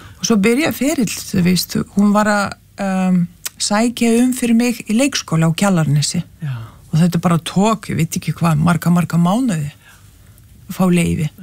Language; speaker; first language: Icelandic; non-native, fluent; Lithuanian